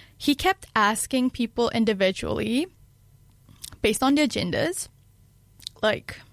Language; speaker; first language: English; non-native, local second language; Malay